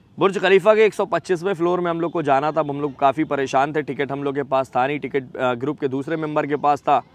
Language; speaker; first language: Hindi; native; Hindi